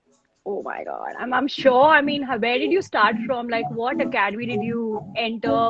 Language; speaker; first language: English; non-native, local second language; Hindi